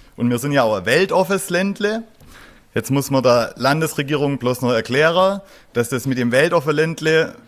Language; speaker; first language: German; native; German